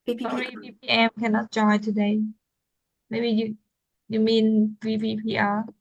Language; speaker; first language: English; non-native, fluent; Vietnamese